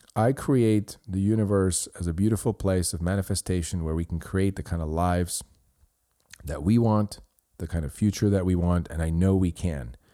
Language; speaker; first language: English; non-native, fluent; Swiss German